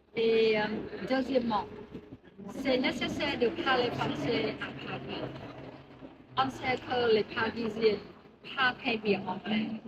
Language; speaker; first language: French; non-native, learner; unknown